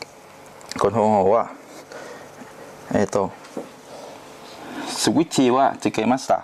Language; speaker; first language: Japanese; non-native, learner; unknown